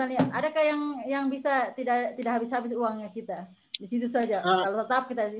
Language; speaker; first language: Indonesian; native; Indonesian